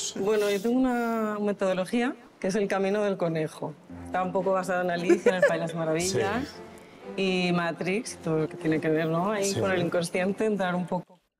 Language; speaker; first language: Spanish; native; Spanish